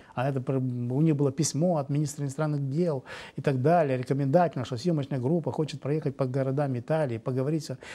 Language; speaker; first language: Russian; native; Russian